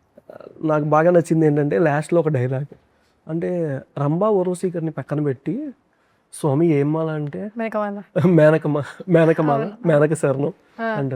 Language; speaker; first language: Telugu; native; Telugu